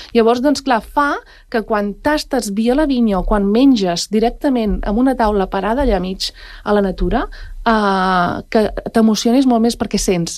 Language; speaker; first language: Catalan; native; Catalan